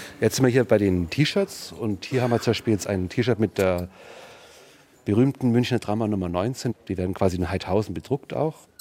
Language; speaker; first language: German; native; German